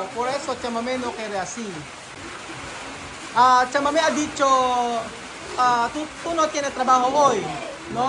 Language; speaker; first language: Spanish; non-native, learner; Filipino